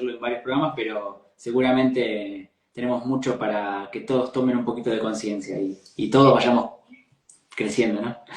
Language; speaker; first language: Spanish; native; Spanish